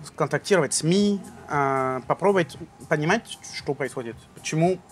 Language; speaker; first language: Russian; non-native, learner; French